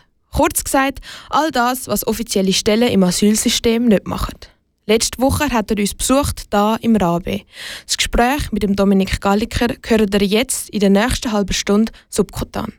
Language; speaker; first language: German; native; German